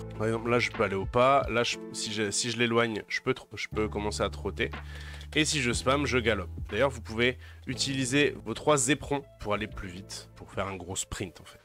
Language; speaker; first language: French; native; French